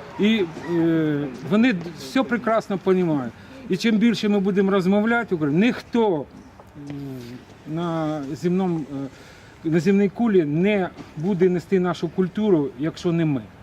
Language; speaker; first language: Ukrainian; non-native, local second language; Russian